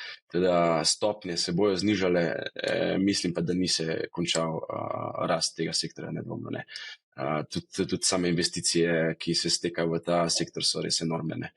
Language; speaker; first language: Slovenian; native; Slovenian